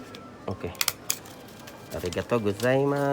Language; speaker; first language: Japanese; non-native, learner; Filipino